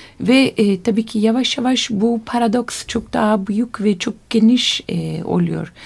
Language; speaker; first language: Turkish; non-native, learner; Italian